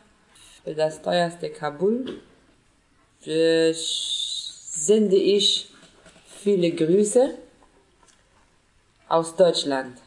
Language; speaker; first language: German; non-native, fluent; Persian